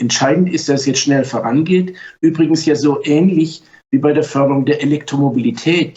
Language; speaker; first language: German; native; German